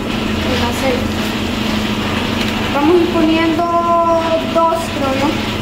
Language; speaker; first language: Spanish; native; Spanish